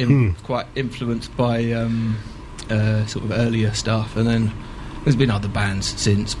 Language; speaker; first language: English; native; English